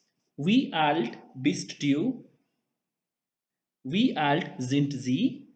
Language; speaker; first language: German; non-native, fluent; Hindi